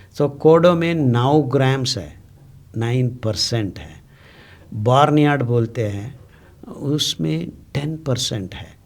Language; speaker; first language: Hindi; non-native, local second language; Telugu